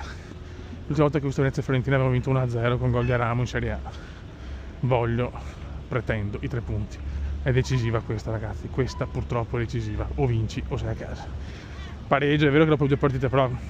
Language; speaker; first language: Italian; native; Italian